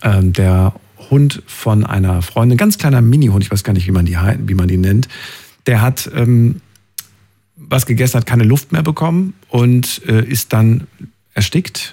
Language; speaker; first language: German; native; German